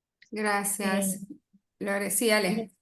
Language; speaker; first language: Spanish; native; Spanish